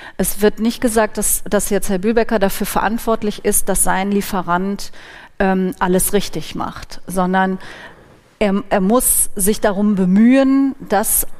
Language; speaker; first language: German; native; German